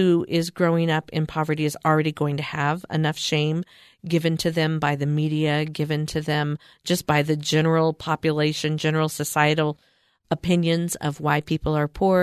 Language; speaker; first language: English; native; English